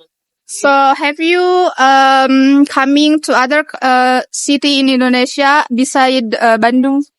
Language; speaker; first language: English; non-native, learner; Indonesian